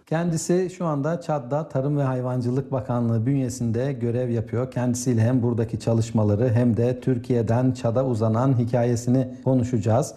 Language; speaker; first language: Turkish; native; Turkish